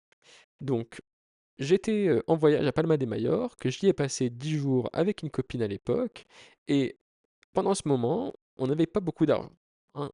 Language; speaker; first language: French; native; French